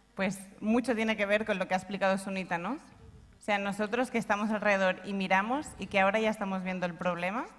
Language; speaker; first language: Spanish; non-native, local second language; Catalan